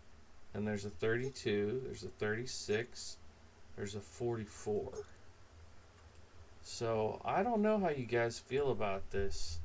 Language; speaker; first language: English; native; English